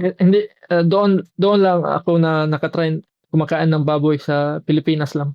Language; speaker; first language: Filipino; non-native, fluent; Arabic